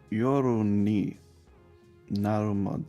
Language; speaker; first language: Japanese; non-native, learner; English